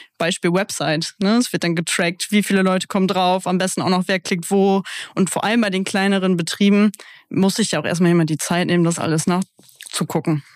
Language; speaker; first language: German; native; German